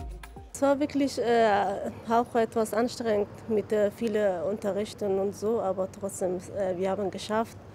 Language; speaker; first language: German; non-native, learner; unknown